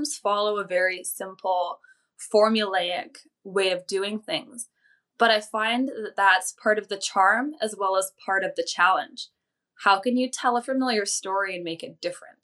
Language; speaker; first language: English; native; English